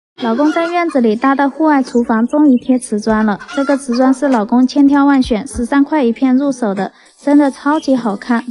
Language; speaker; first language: Chinese; native; Chinese